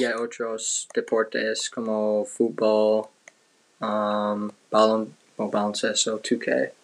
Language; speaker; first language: Spanish; non-native, learner; English